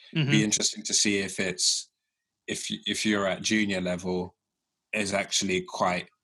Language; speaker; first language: English; early bilingual, other home language; Yoruba